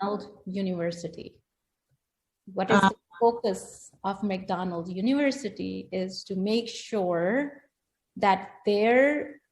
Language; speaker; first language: English; non-native, local second language; Hindi